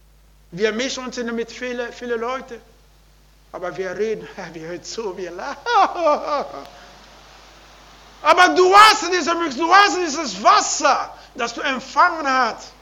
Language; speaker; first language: German; non-native, learner; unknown